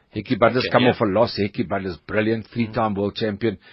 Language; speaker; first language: English; native; English